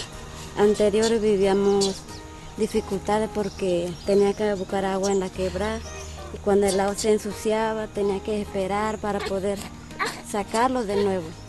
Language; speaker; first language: Spanish; non-native, local second language; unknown